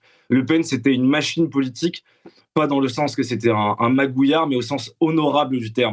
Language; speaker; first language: French; native; French